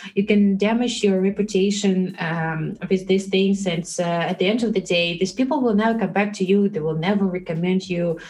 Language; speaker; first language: English; non-native, fluent; Russian